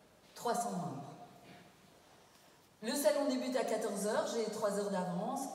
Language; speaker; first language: French; native; French